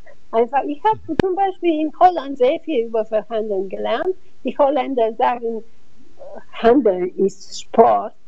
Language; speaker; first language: German; non-native, fluent; Bulgarian